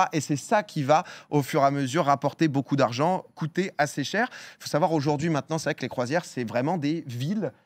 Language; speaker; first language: French; native; French